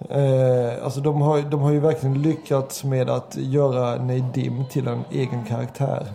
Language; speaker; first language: Swedish; native; Swedish